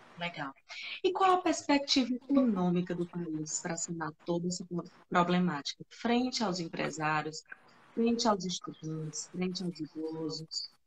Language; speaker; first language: Portuguese; native; Portuguese